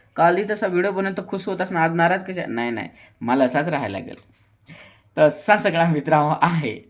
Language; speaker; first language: Marathi; non-native, local second language; Kukna